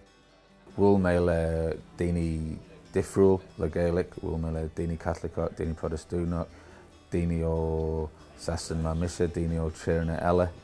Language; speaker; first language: Irish; non-native, learner; English